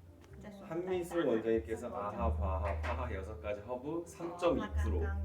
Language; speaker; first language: Korean; native; Korean